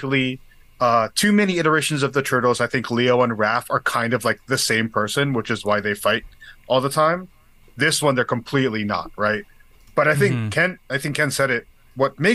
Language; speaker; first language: English; native; English